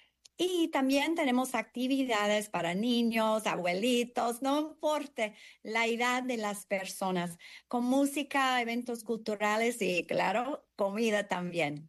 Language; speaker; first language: Spanish; early bilingual, heritage; English